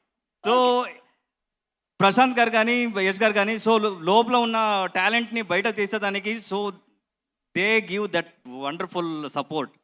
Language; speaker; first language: Telugu; non-native, learner; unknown